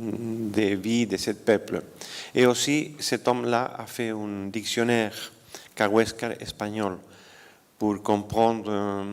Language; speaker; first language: French; non-native, fluent; Spanish